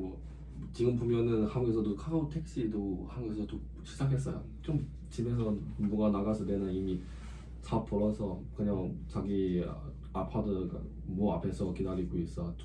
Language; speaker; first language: Korean; non-native, learner; Chinese